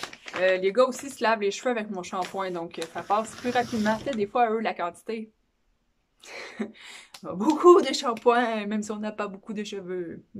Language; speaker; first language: French; native; French